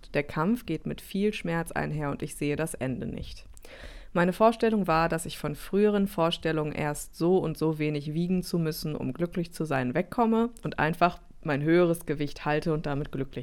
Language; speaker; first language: German; native; German